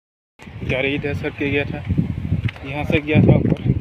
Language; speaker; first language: Hindi; non-native, local second language; Assamese